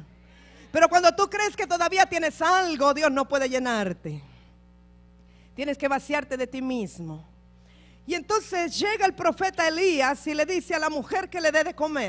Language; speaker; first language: Spanish; native; Spanish